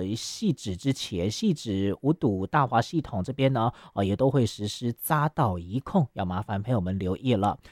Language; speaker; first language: Chinese; native; Chinese